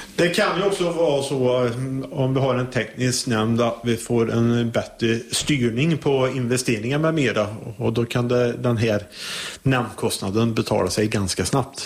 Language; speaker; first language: Swedish; native; Swedish